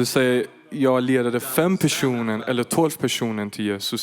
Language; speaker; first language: Swedish; non-native, fluent; Persian